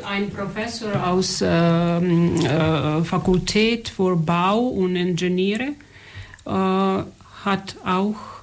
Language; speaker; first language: German; non-native, fluent; Serbian